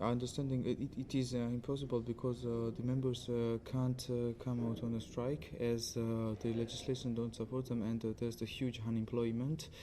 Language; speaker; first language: English; non-native, learner; Georgian